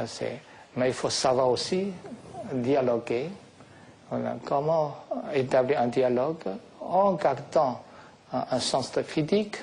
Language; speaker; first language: French; non-native, fluent; Chinese